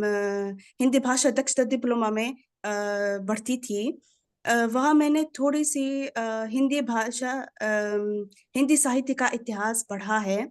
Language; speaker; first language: Hindi; non-native, fluent; Arabic